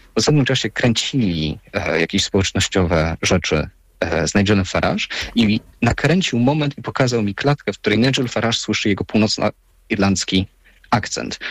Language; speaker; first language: Polish; native; Polish